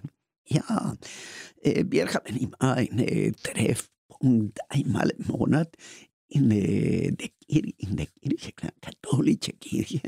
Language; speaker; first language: German; non-native, learner; Spanish